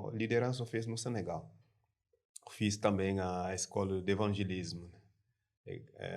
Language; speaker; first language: Portuguese; non-native, learner; French